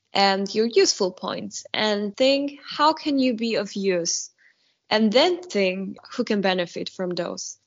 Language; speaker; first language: English; non-native, fluent; Polish